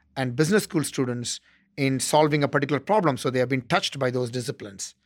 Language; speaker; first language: English; non-native, local second language; Tamil